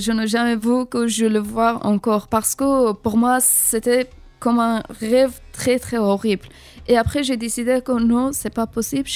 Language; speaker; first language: French; non-native, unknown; Persian